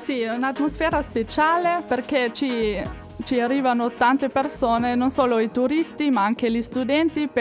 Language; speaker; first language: Italian; non-native, fluent; German